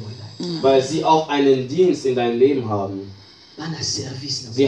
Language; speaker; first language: German; non-native, fluent; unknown